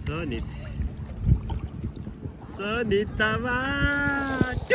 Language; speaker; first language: German; non-native, learner; Tibetan